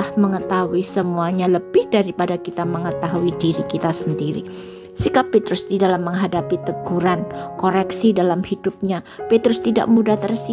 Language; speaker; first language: Indonesian; native; Indonesian